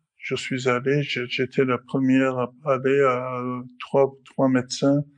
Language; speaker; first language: French; non-native, fluent; Armenian